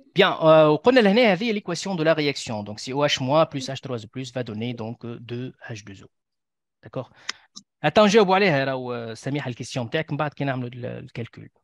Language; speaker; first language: French; non-native, local second language; Arabic